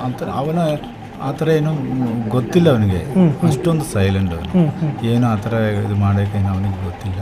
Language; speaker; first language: Kannada; non-native, local second language; Malayalam